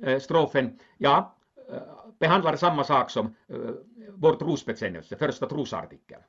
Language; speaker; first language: Swedish; non-native, local second language; Finnish